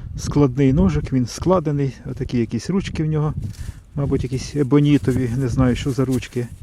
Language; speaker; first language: Ukrainian; non-native, local second language; Russian